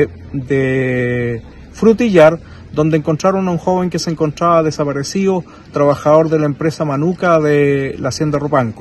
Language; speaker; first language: Spanish; native; Spanish